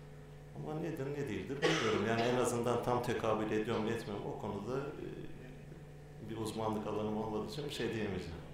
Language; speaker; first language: Turkish; native; Turkish